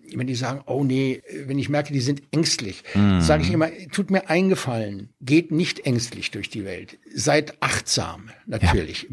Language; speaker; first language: German; native; German